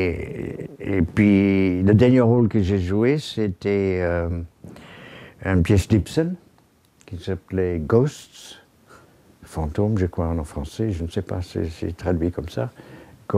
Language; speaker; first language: French; non-native, fluent; English